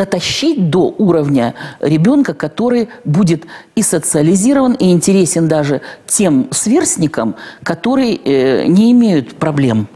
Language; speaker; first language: Russian; native; Russian